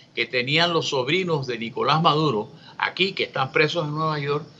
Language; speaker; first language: Spanish; native; Spanish